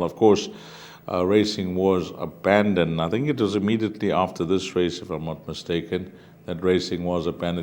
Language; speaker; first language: English; native; English